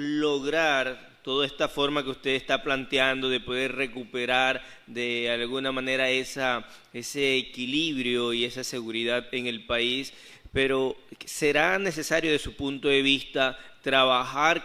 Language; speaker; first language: Spanish; native; Spanish